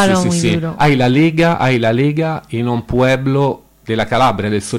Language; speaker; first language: Spanish; non-native, learner; Italian